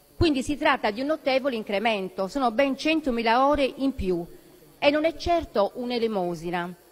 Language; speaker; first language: Italian; native; Italian